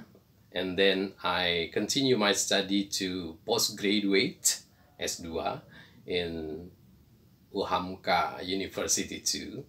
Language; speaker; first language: English; non-native, fluent; Indonesian